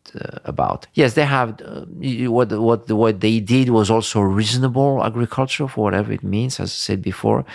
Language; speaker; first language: English; early bilingual, other home language; French